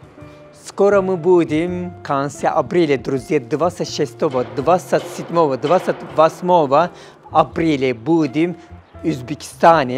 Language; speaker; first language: Russian; non-native, learner; Turkish